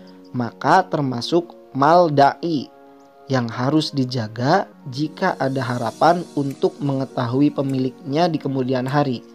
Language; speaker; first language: Indonesian; native; Indonesian